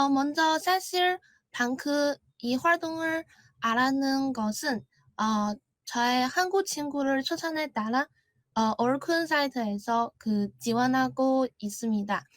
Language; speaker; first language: Korean; non-native, learner; Chinese